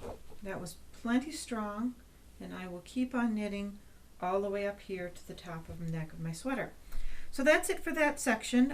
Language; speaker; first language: English; native; English